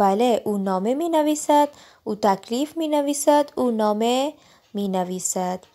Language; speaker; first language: Persian; non-native, fluent; Urdu